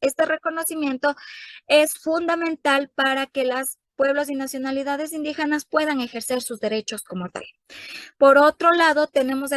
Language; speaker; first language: Spanish; native; Spanish